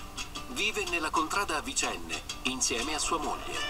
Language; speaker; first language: Italian; native; Italian